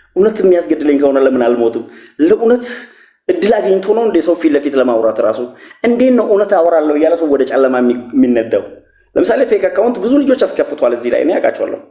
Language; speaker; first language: Amharic; non-native, local second language; Oromo